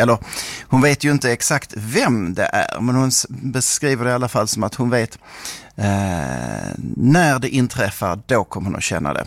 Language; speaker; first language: Swedish; native; Swedish